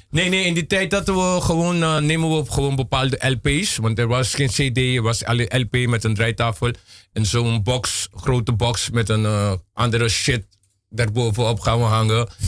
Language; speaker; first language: Dutch; non-native, local second language; Papiamento